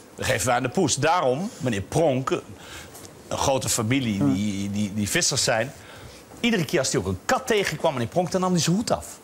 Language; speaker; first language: Dutch; native; Dutch